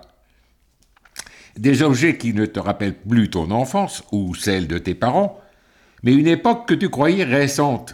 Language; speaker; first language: French; native; French